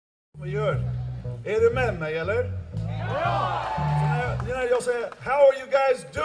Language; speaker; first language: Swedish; non-native, fluent; English